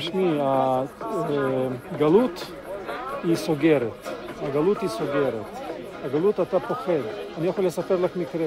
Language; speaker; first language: Hebrew; non-native, fluent; Russian